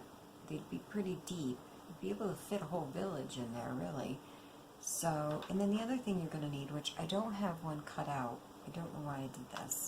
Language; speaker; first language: English; native; English